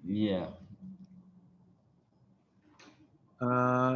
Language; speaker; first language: English; non-native, learner; Indonesian